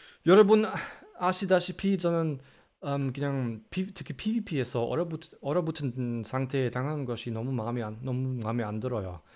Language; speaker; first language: Korean; non-native, fluent; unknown